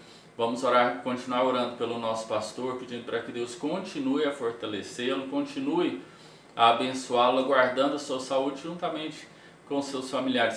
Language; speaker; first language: Portuguese; native; Portuguese